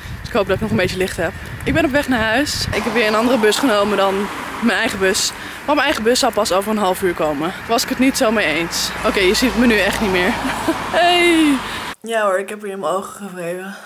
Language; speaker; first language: Dutch; native; Dutch